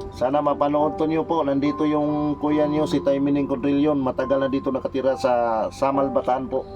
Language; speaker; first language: Filipino; non-native, local second language; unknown